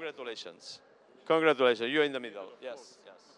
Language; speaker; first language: English; non-native, fluent; Catalan